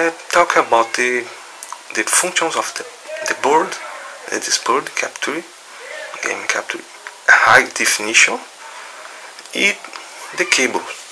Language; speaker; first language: English; non-native, learner; Portuguese